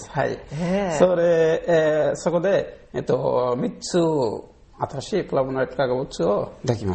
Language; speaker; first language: Japanese; non-native, learner; Bangla